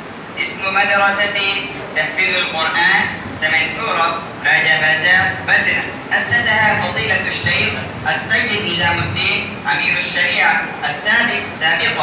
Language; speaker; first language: Arabic; non-native, learner; Urdu